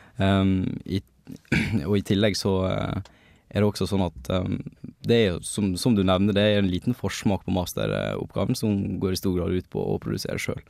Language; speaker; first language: Norwegian; native; Norwegian